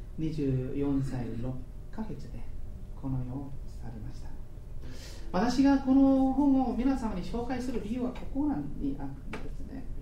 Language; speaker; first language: Japanese; non-native, fluent; Korean